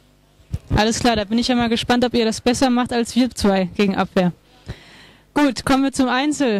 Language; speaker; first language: German; native; German